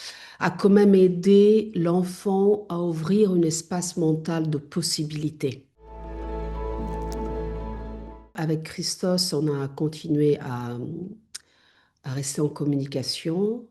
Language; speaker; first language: French; non-native, fluent; Italian